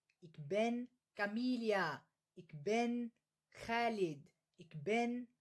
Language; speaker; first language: Dutch; non-native, learner; Arabic